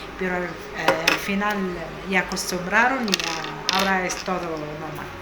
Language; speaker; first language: Spanish; non-native, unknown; Arabic